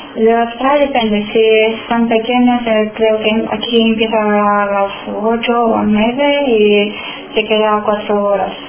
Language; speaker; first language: Spanish; non-native, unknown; Romanian